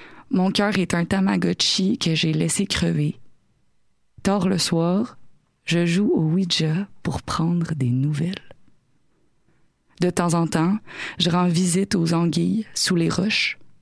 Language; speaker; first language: French; native; French